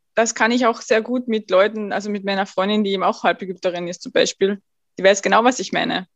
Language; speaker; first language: German; native; German